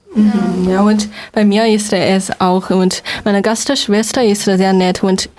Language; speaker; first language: German; non-native, learner; Chinese